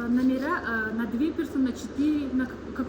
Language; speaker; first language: Russian; native; Russian